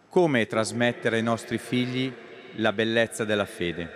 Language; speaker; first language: Italian; native; Italian